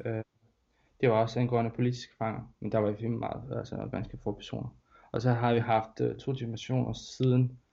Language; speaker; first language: Danish; non-native, fluent; Russian